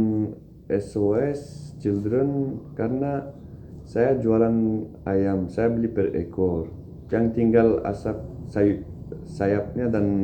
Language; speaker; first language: Indonesian; non-native, fluent; Turkish